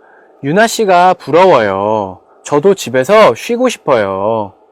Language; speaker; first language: Korean; native; Korean